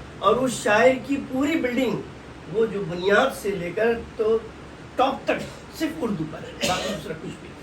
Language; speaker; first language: Urdu; native; Urdu